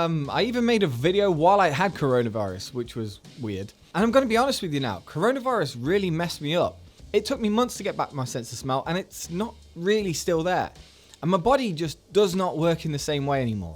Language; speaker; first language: English; native; English